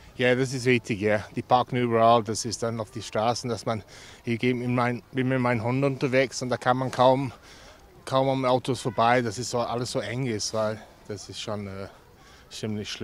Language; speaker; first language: German; non-native, fluent; English